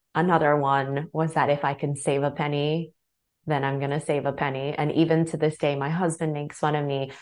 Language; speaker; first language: English; native; English